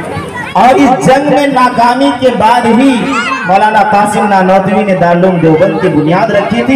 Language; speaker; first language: Urdu; native; Urdu